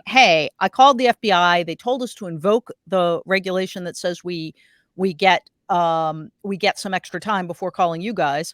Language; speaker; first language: English; native; English